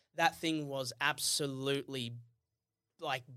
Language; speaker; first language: English; early bilingual, other home language; Arabic